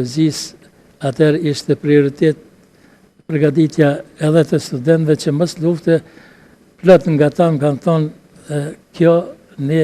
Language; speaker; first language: Albanian; native; Albanian